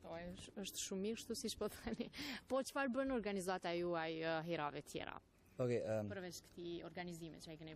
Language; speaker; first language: Albanian; native; Albanian